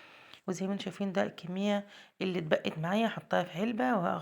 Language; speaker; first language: Arabic; native; Arabic